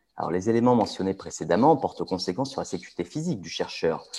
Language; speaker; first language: French; early bilingual, other home language; Arabic